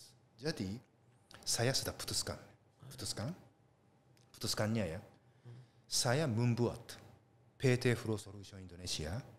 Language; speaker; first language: Indonesian; non-native, learner; Japanese